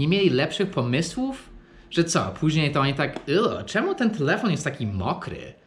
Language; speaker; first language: Polish; non-native, fluent; English